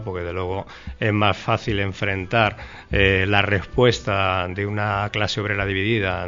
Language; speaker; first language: Spanish; native; Spanish